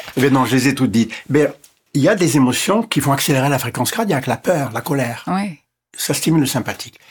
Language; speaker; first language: French; non-native, local second language; English